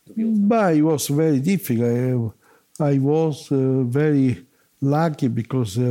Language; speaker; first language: English; non-native, learner; Italian